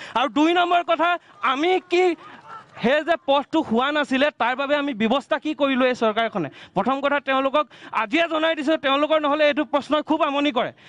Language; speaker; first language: Assamese; native; Assamese